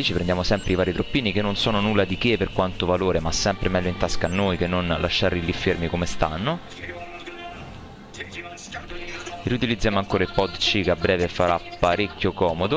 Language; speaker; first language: Italian; native; Italian